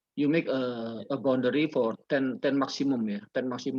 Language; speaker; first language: English; non-native, learner; Indonesian